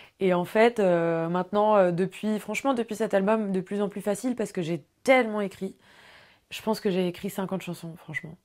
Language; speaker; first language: French; native; French